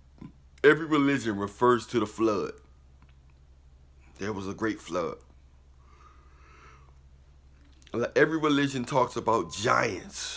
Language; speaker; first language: English; native; English